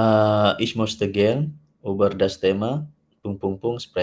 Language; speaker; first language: German; non-native, learner; Indonesian